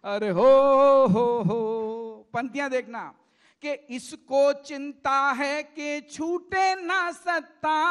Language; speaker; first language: Hindi; native; Hindi